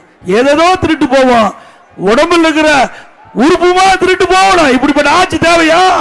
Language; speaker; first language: Tamil; native; Tamil